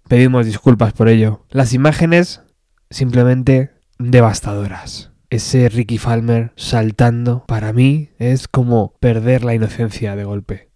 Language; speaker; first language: Spanish; native; Spanish